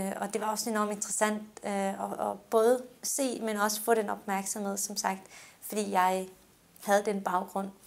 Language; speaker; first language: Danish; early bilingual, other home language; Turkish